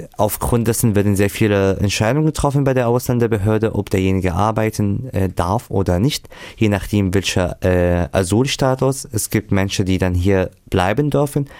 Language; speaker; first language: German; non-native, fluent; Arabic